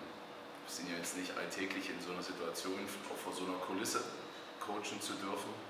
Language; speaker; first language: German; native; German